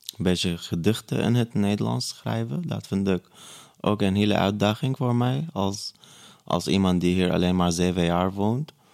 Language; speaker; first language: Dutch; non-native, fluent; Arabic